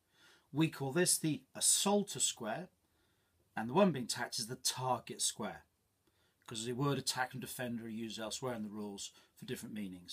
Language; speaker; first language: English; native; English